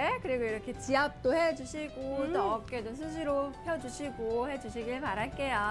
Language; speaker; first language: Korean; native; Korean